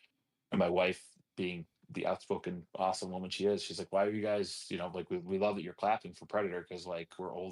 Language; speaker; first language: English; native; English